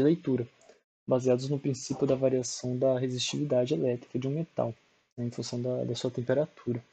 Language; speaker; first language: Portuguese; native; Portuguese